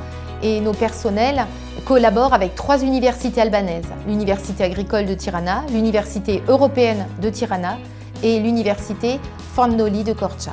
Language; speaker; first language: French; native; French